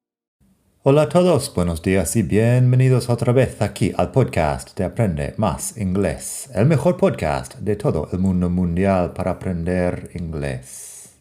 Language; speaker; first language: Spanish; non-native, fluent; English